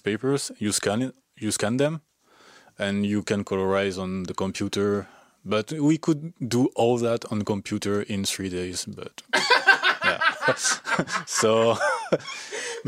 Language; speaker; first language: English; non-native, fluent; French